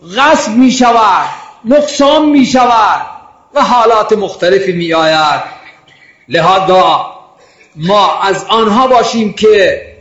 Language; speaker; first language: Persian; non-native, local second language; Baluchi